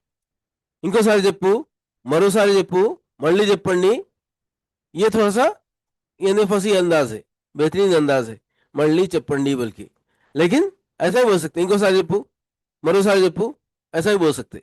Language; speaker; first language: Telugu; non-native, local second language; Urdu